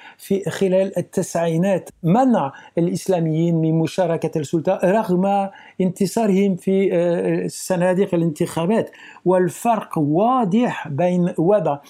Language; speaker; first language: Arabic; non-native, fluent; French